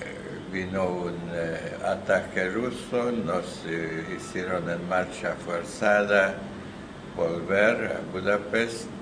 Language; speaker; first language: Spanish; non-native, fluent; Hungarian